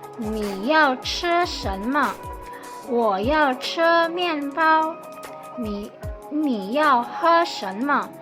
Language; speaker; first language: Chinese; non-native, fluent; Indonesian